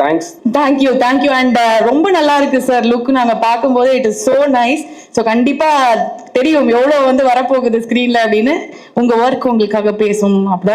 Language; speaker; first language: Tamil; native; Tamil